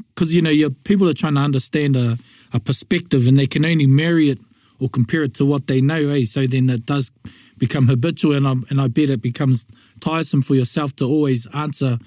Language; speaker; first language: English; native; English